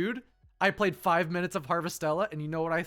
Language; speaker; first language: English; native; English